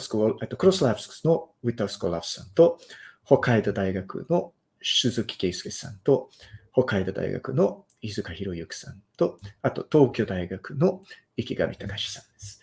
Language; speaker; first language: Japanese; non-native, fluent; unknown